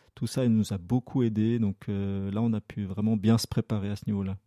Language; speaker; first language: French; native; French